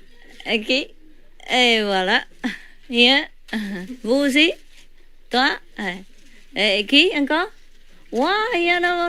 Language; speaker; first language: French; non-native, learner; Vietnamese